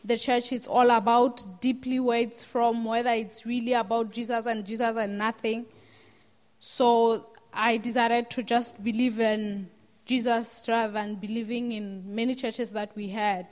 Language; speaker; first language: English; non-native, local second language; Southern Sotho